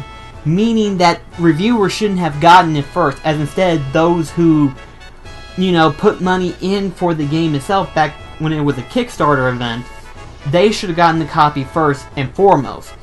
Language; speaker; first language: English; native; English